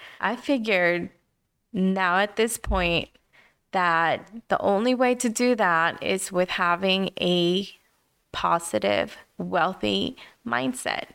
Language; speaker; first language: English; early bilingual, other home language; Spanish